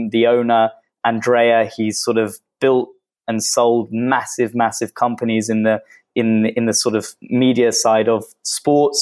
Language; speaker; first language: English; native; English